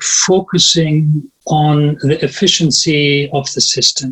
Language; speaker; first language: English; non-native, fluent; German